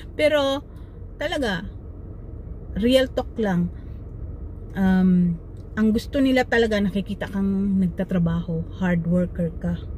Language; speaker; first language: Filipino; non-native, local second language; Cebuano